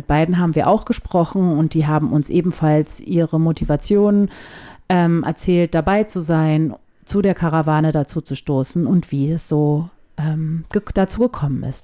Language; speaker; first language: German; native; German